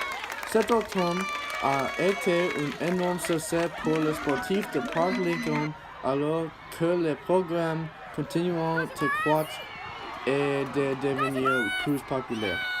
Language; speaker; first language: French; non-native, learner; English